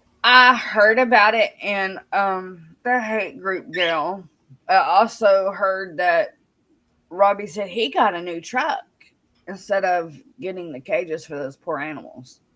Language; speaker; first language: English; native; English